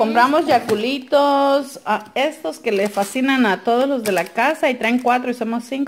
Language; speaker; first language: Spanish; native; Spanish